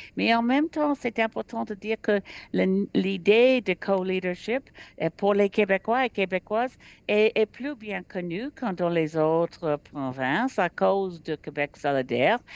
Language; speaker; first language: French; non-native, learner; English